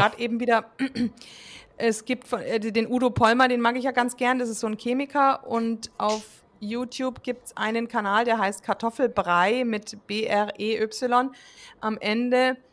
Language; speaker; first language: German; native; German